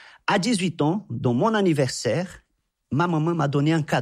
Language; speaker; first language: French; non-native, fluent; Portuguese